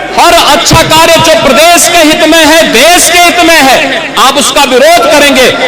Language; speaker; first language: Hindi; native; Hindi